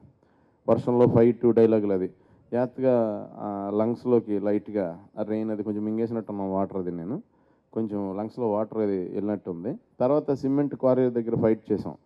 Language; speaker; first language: Telugu; native; Telugu